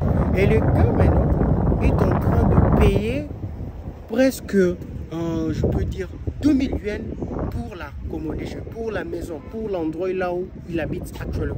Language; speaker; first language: French; non-native, local second language; Lingala